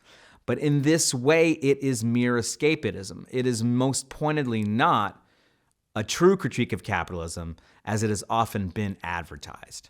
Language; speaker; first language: English; native; English